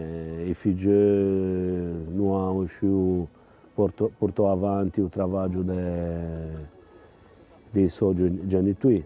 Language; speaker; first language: Italian; non-native, local second language; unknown